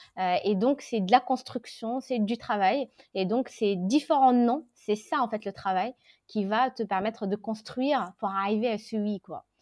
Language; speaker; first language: French; non-native, local second language; Arabic